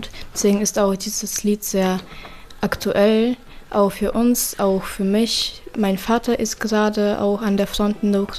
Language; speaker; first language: German; non-native, fluent; Ukrainian